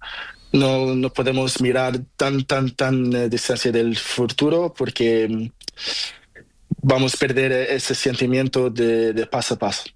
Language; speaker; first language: Spanish; non-native, learner; Portuguese